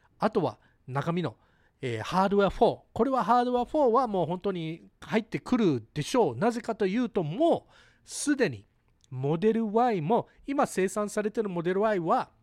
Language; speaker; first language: Japanese; early bilingual, heritage; Japanese